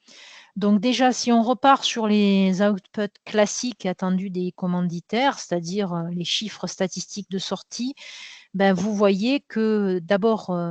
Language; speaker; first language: French; native; French